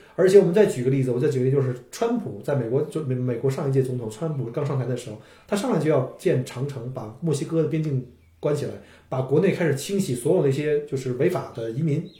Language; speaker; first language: Chinese; native; Chinese